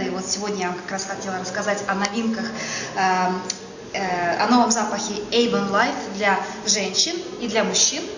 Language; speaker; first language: Russian; native; Russian